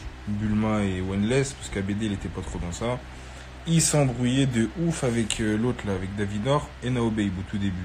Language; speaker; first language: French; native; French